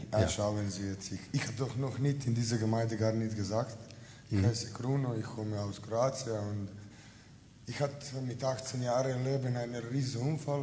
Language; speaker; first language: German; non-native, learner; Croatian